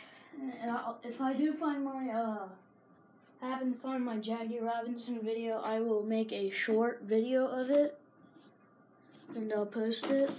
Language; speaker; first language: English; native; English